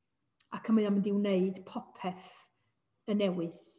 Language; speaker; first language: Welsh; native; Welsh